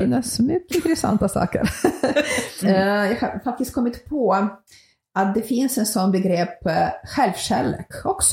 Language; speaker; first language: Swedish; non-native, fluent; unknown